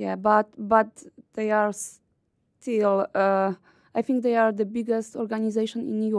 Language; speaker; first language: English; non-native, learner; Polish